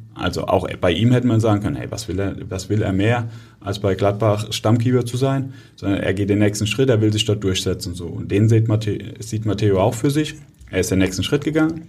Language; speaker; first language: German; native; German